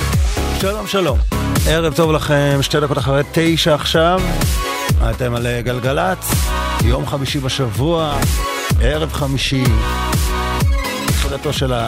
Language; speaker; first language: Hebrew; native; Hebrew